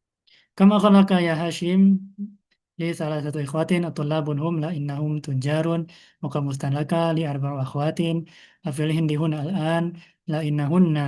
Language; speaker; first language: Arabic; non-native, fluent; Indonesian